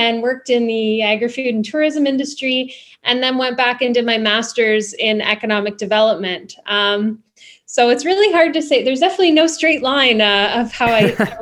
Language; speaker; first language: English; native; English